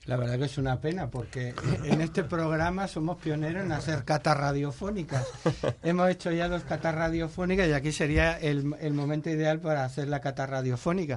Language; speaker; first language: Spanish; native; Spanish